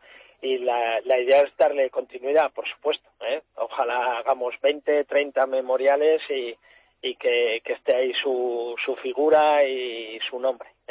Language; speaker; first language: Spanish; native; Spanish